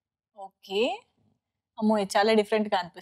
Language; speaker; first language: Telugu; native; Telugu